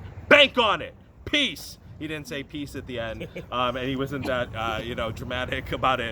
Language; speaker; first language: English; native; English